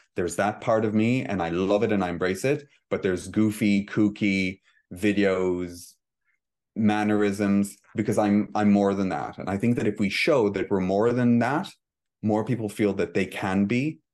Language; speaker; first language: English; early bilingual, heritage; Hebrew